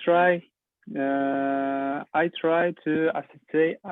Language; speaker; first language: English; non-native, learner; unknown